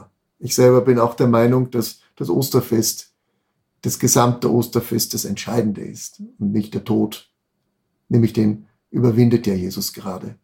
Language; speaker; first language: German; native; German